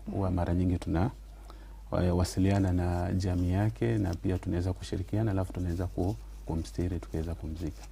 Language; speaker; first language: Swahili; non-native, local second language; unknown